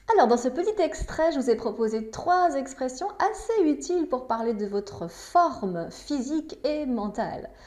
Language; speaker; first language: French; native; French